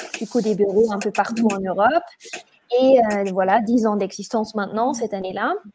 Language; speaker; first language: French; non-native, fluent; German